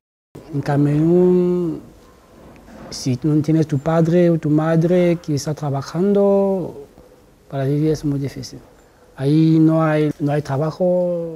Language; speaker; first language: Spanish; non-native, local second language; French